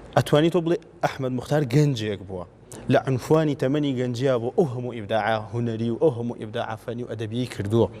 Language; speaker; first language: Central Kurdish; native; Central Kurdish